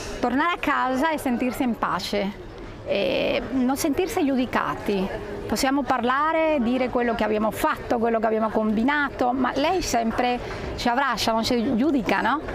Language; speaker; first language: Italian; non-native, fluent; Spanish